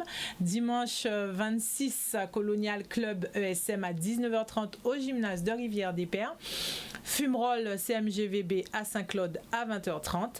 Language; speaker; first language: French; native; French